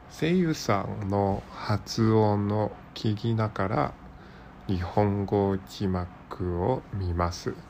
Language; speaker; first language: Japanese; non-native, learner; Cantonese